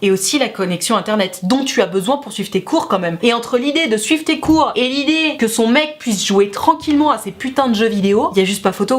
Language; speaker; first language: French; native; French